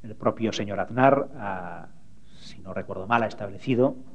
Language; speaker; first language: Spanish; non-native, local second language; Catalan